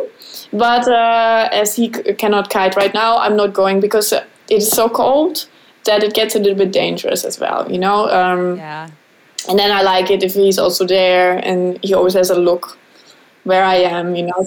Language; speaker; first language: English; non-native, fluent; German